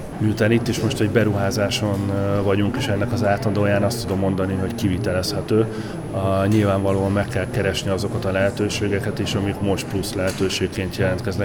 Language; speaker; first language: Hungarian; native; Hungarian